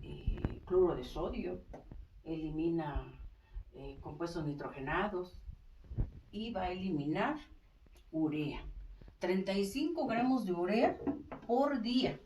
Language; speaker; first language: Spanish; native; Spanish